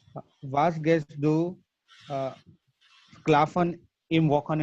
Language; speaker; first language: German; non-native, learner; Gujarati